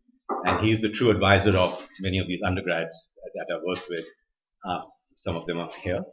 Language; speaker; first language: English; native; English